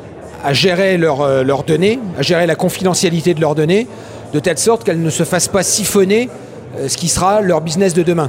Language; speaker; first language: French; native; French